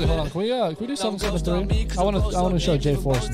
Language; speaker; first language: English; native; English